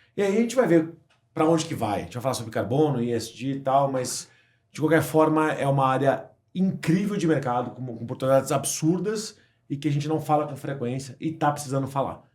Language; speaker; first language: Portuguese; native; Portuguese